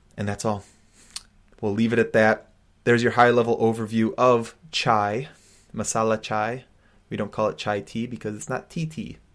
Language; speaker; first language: English; native; English